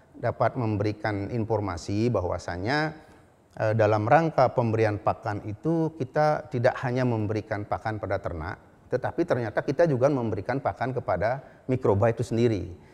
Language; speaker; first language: Indonesian; native; Indonesian